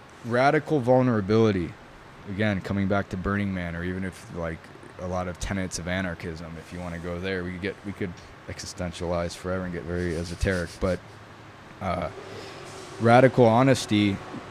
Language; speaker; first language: English; early bilingual, other home language; Italian